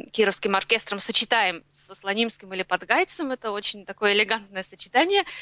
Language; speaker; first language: Russian; native; Russian